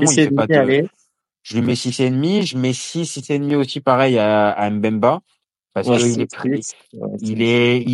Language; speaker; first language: French; native; French